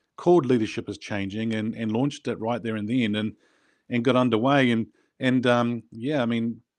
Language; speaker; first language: English; native; English